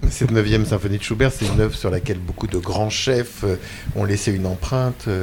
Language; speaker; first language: French; native; French